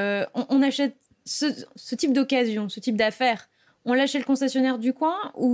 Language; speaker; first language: French; native; French